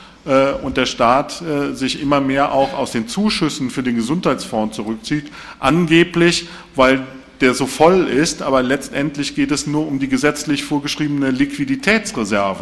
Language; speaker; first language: German; native; German